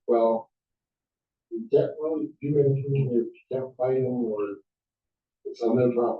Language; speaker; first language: English; native; English